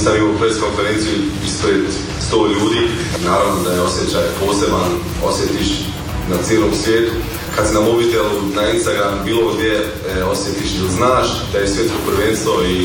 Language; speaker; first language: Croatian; early bilingual, heritage; Croatian